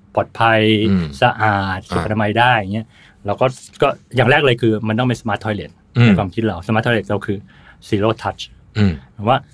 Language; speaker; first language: Thai; native; Thai